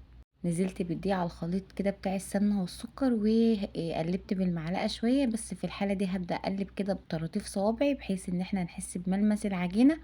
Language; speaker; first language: Arabic; native; Arabic